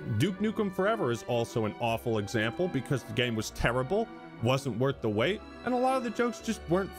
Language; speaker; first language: English; native; English